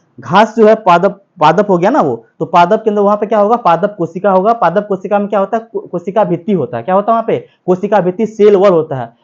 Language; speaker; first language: Hindi; native; Hindi